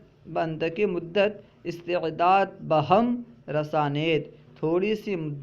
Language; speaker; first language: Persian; non-native, fluent; Urdu